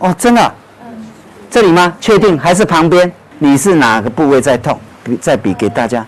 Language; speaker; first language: Chinese; native; Chinese